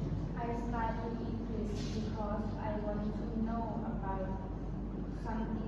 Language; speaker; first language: English; non-native, learner; Lao